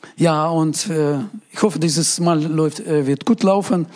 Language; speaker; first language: German; non-native, fluent; Russian